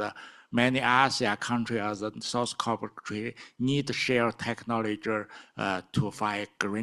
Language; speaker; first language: English; non-native, learner; Chinese